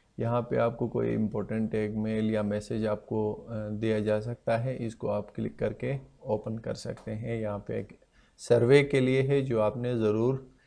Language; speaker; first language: Urdu; non-native, local second language; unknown